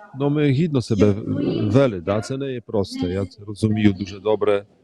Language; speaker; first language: Ukrainian; non-native, fluent; Polish